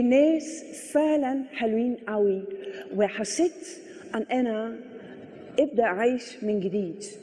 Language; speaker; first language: Arabic; non-native, fluent; Dutch